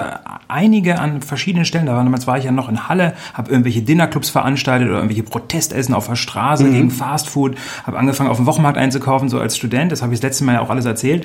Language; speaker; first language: German; native; German